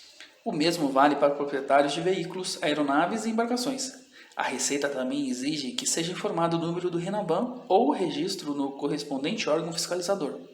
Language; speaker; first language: Portuguese; native; Portuguese